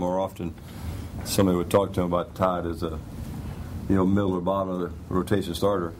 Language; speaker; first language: English; native; English